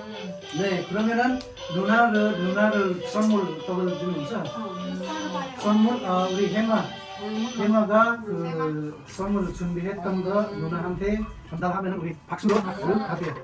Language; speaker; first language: Korean; non-native, fluent; Nepali